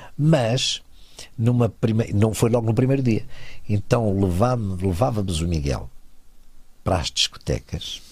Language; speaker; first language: Portuguese; native; Portuguese